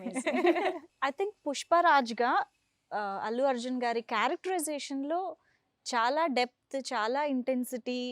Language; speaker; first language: Telugu; native; Telugu